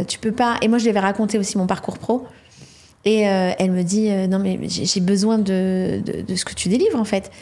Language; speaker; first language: French; native; French